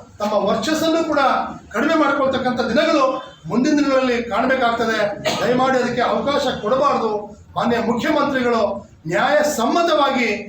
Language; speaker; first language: Kannada; non-native, local second language; Lambadi